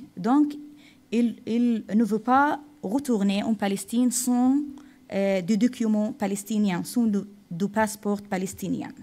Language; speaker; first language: French; non-native, fluent; Arabic